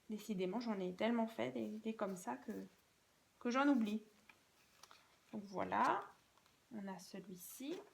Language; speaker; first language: French; native; French